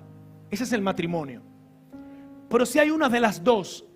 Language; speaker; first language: Spanish; native; Spanish